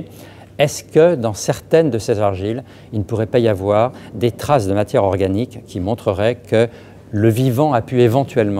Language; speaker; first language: French; native; French